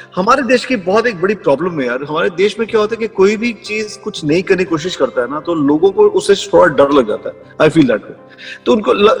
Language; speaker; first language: Hindi; native; Hindi